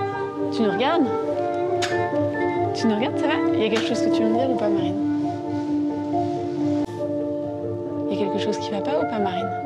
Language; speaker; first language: French; native; French